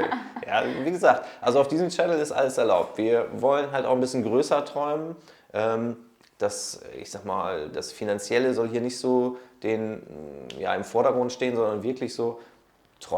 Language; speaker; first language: German; native; German